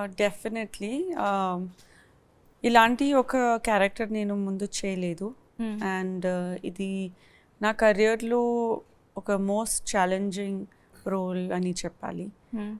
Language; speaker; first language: Telugu; non-native, learner; Kannada